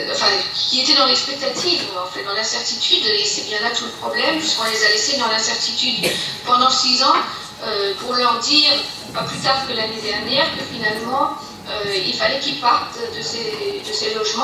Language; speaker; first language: French; native; French